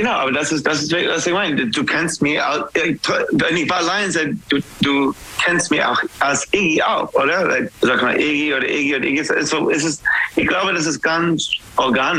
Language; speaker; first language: German; non-native, learner; English